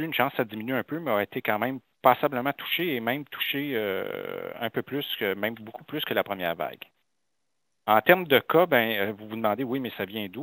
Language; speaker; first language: French; native; French